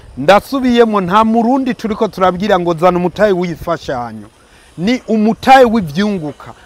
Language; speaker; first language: Rundi; early bilingual, heritage; Rundi